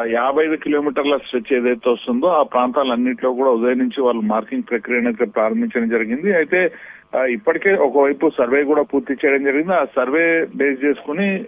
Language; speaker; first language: Telugu; native; Telugu